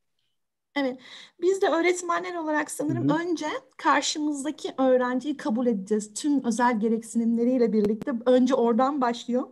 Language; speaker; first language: Turkish; native; Turkish